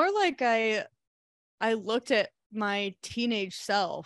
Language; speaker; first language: English; native; English